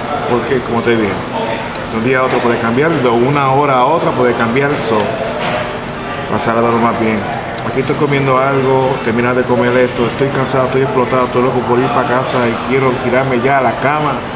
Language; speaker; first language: Spanish; early bilingual, heritage; Spanish